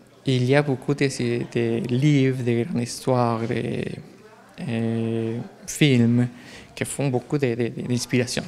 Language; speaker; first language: French; non-native, learner; Spanish